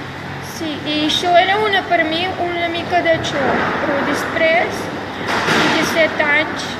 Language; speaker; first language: Catalan; non-native, fluent; Russian